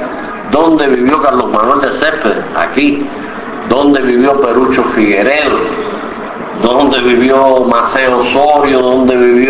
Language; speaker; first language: Spanish; native; Spanish